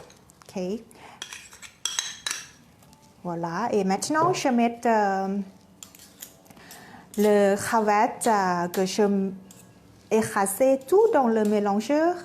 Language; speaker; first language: French; non-native, fluent; Thai